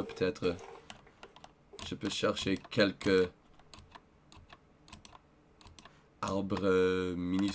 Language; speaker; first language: French; non-native, learner; English